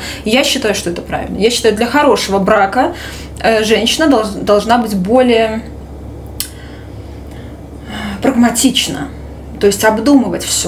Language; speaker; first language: Russian; native; Russian